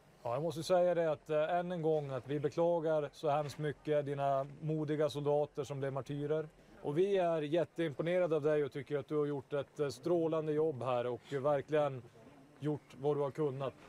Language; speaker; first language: Swedish; native; Swedish